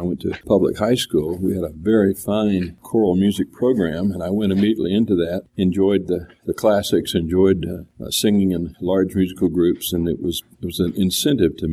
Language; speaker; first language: English; native; English